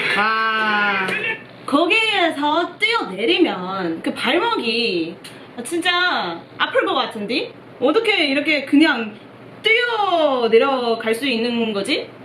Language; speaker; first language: Korean; non-native, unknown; Chinese